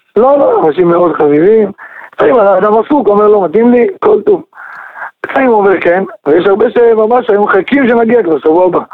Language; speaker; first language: Hebrew; native; Hebrew